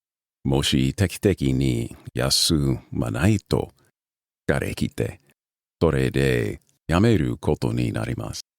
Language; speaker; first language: Japanese; non-native, learner; English